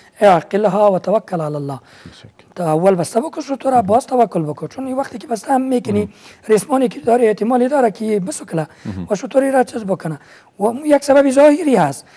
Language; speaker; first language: Persian; native; Persian